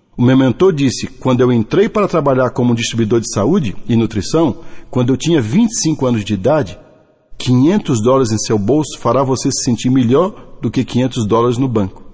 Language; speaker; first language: Portuguese; native; Portuguese